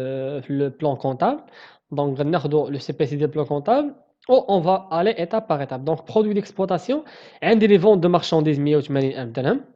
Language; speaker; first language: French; non-native, local second language; Arabic